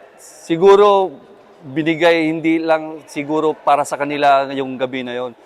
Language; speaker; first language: Filipino; non-native, local second language; Cebuano